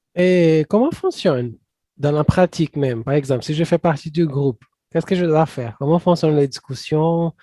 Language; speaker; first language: French; non-native, fluent; Portuguese